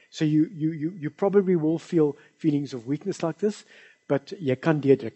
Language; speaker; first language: English; non-native, local second language; Afrikaans